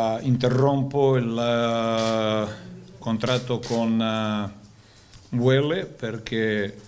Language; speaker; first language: Italian; non-native, fluent; Croatian